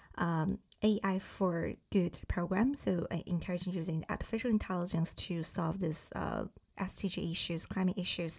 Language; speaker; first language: English; non-native, fluent; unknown